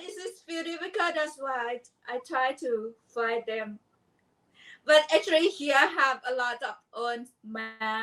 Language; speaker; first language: English; non-native, learner; Thai